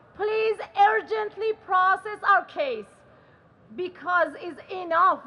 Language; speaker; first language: English; non-native, learner; Persian